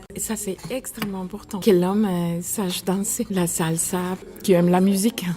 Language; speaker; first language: French; non-native, fluent; Spanish